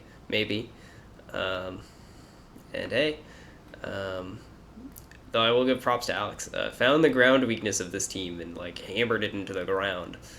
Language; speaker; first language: English; native; English